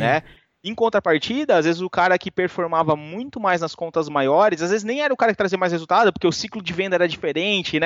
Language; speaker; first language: Portuguese; native; Portuguese